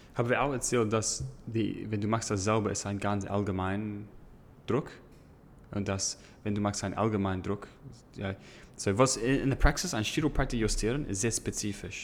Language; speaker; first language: German; non-native, learner; English